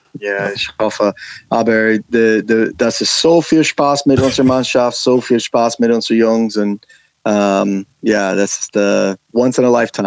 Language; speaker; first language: German; non-native, learner; English